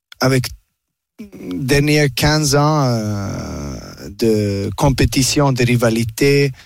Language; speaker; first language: French; non-native, learner; Serbian